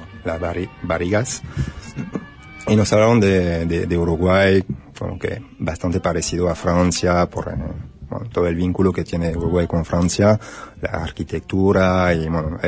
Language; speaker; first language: Spanish; non-native, fluent; French